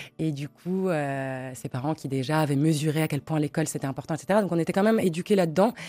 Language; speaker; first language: French; non-native, local second language; Arabic